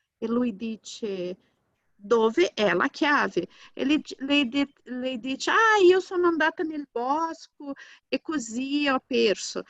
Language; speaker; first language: Italian; non-native, fluent; Portuguese